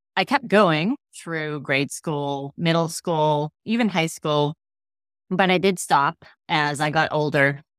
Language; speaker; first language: English; native; English